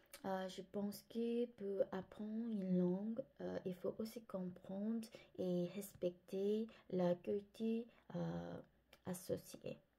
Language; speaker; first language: French; non-native, fluent; Korean